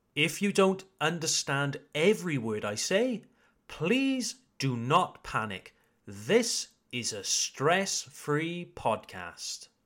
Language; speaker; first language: English; native; English